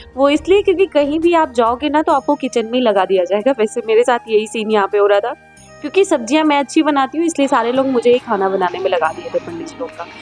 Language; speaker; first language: Hindi; native; Hindi